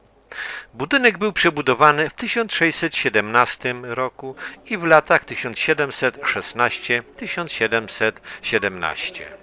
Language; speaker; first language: Polish; native; Polish